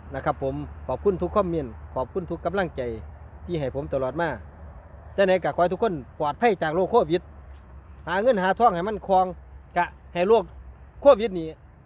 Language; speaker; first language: Thai; native; Thai